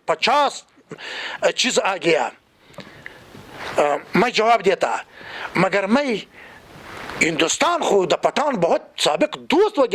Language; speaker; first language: Hindi; non-native, learner; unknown